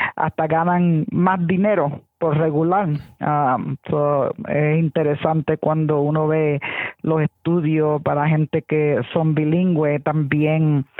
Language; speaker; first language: Spanish; early bilingual, heritage; Spanish